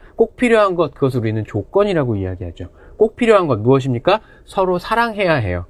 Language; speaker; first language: Korean; native; Korean